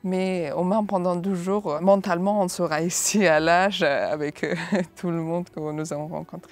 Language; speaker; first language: French; non-native, fluent; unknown